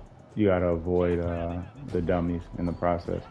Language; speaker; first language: English; native; English